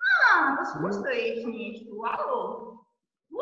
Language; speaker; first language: German; non-native, fluent; Italian